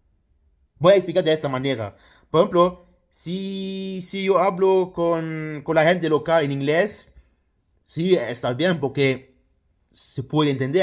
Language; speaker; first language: Spanish; non-native, fluent; Luxembourgish